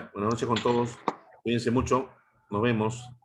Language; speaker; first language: Spanish; native; Spanish